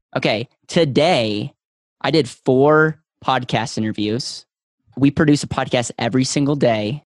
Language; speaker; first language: English; native; English